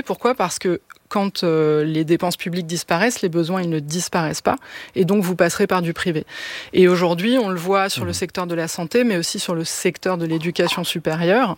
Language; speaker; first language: French; native; French